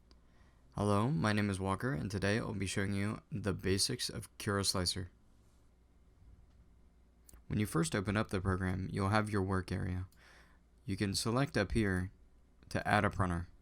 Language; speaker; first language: English; native; English